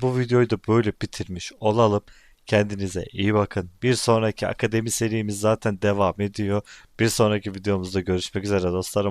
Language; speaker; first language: Turkish; native; Turkish